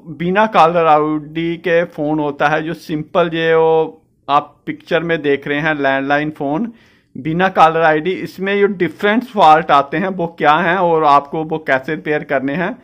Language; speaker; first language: Hindi; non-native, local second language; Dogri